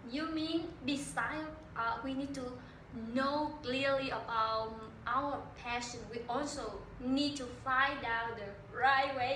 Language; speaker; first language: English; non-native, learner; Vietnamese